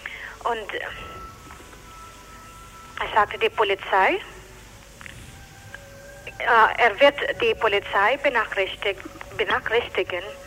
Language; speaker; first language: German; non-native, learner; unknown